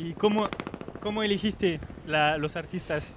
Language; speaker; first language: Spanish; non-native, fluent; French